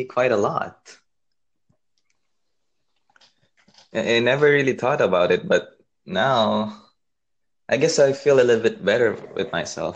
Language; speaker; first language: English; non-native, local second language; Filipino